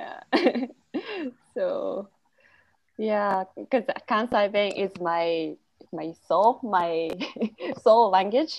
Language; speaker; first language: English; non-native, fluent; Japanese